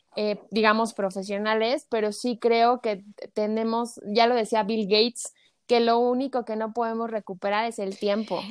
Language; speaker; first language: Spanish; native; Spanish